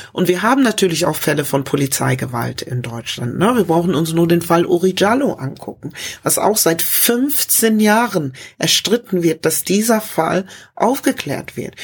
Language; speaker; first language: German; early bilingual, other home language; English